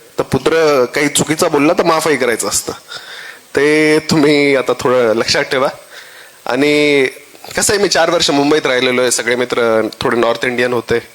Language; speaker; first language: Marathi; native; Marathi